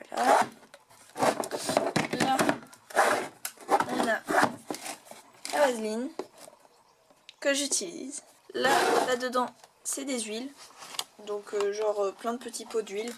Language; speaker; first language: French; native; French